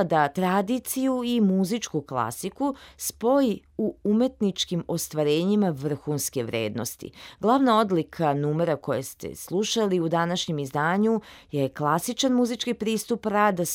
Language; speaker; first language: Serbian; native; Serbian